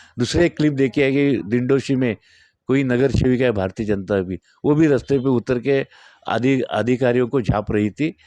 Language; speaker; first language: Hindi; non-native, local second language; Marathi